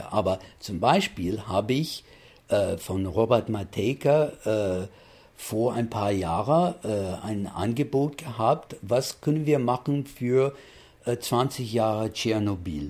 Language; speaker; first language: German; non-native, fluent; English